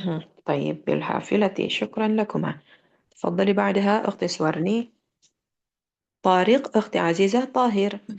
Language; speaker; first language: Arabic; non-native, fluent; Indonesian